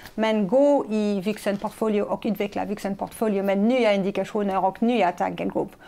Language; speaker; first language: Swedish; non-native, fluent; French